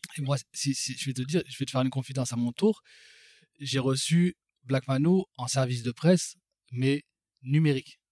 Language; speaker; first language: French; native; French